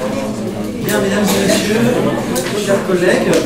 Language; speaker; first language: French; native; French